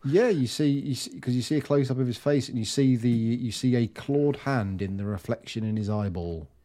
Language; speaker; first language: English; native; English